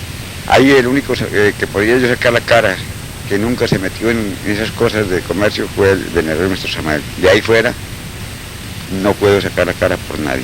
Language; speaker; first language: Spanish; native; Spanish